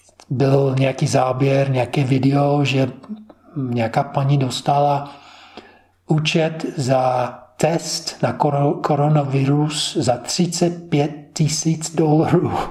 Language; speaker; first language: Czech; non-native, fluent; English